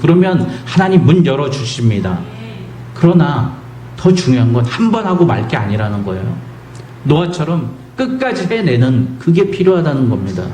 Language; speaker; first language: Korean; native; Korean